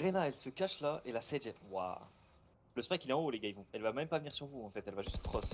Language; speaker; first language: French; native; French